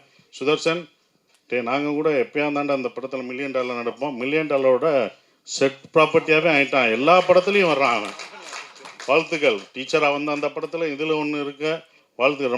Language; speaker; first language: Tamil; native; Tamil